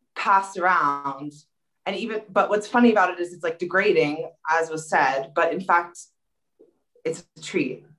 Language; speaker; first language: English; native; English